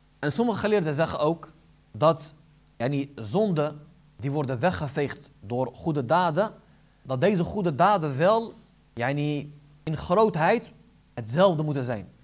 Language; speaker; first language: Dutch; early bilingual, other home language; Arabic